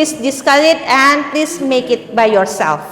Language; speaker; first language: English; non-native, fluent; Indonesian